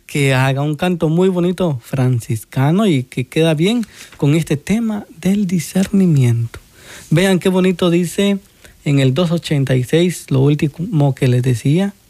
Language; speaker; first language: Spanish; native; Spanish